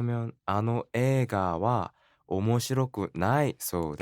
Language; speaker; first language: Japanese; non-native, learner; Korean